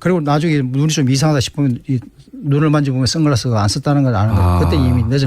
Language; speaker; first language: Korean; native; Korean